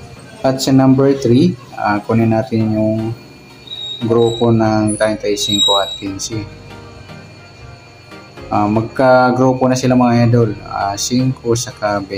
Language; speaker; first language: Filipino; native; Filipino